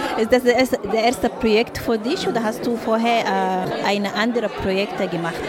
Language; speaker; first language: German; non-native, learner; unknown